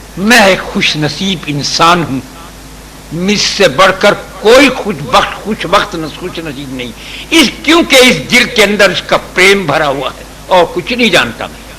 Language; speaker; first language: Urdu; native; Urdu